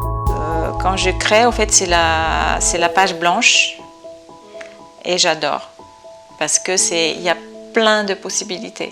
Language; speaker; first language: French; non-native, fluent; Bulgarian